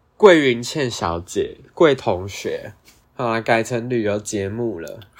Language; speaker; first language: Chinese; native; Chinese